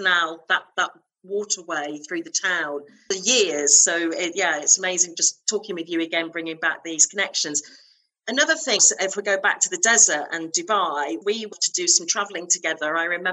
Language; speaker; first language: English; native; English